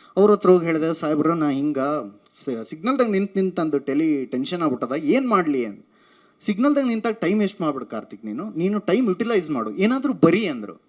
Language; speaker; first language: Kannada; native; Kannada